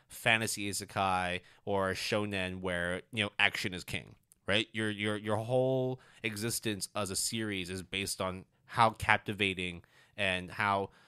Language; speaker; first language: English; non-native, local second language; Cantonese